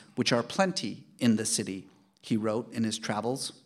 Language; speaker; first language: English; early bilingual, other home language; Persian